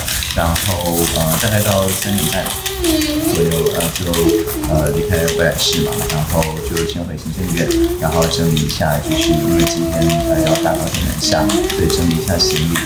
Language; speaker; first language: Chinese; native; Chinese